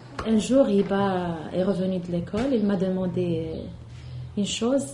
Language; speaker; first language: French; non-native, local second language; Arabic